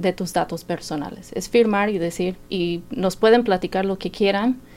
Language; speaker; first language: Spanish; non-native, fluent; English